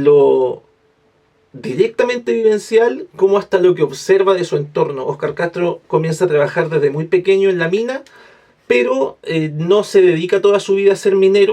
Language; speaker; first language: Spanish; native; Spanish